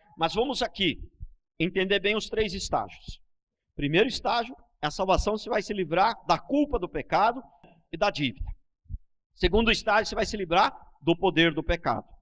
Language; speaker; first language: Portuguese; native; Portuguese